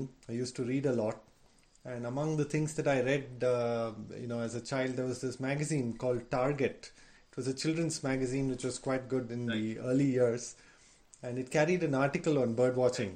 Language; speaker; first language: English; non-native, local second language; Tamil